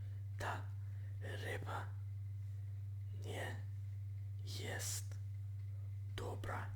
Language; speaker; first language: Polish; non-native, learner; English